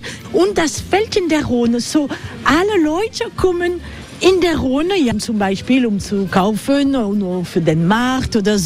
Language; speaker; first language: German; non-native, fluent; French